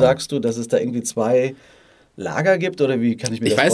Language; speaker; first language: German; native; German